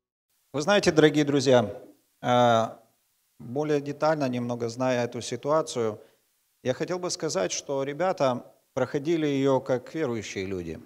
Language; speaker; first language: Russian; native; Russian